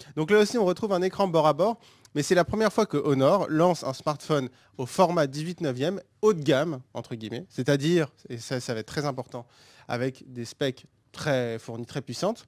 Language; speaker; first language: French; native; French